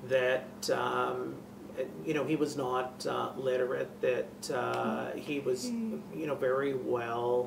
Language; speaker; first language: English; native; English